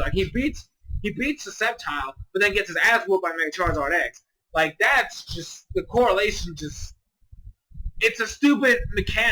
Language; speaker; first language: English; native; English